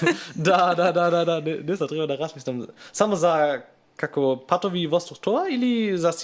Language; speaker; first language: Macedonian; non-native, learner; German